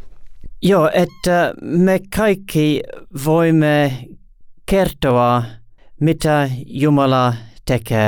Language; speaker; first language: Finnish; non-native, learner; English